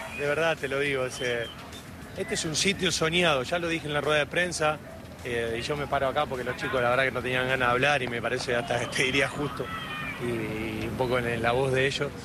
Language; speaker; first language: Spanish; native; Spanish